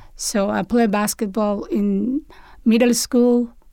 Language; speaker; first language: English; non-native, learner; Somali